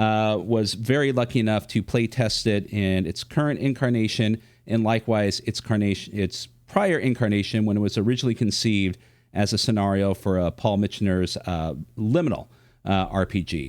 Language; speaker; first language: English; native; English